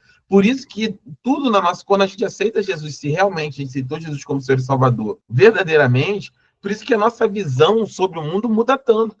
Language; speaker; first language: Portuguese; native; Portuguese